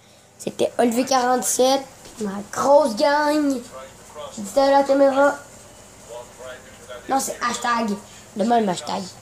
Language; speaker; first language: French; native; French